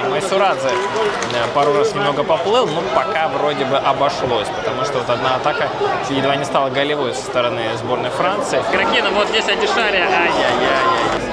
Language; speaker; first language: Russian; native; Russian